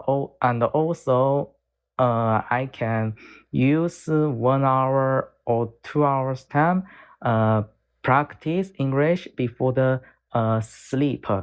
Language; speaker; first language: English; non-native, learner; Korean